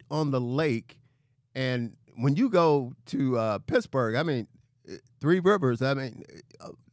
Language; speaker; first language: English; native; English